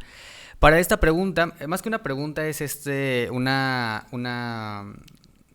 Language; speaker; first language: Spanish; native; Spanish